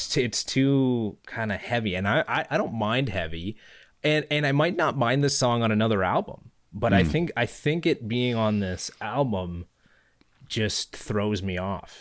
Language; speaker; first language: English; native; English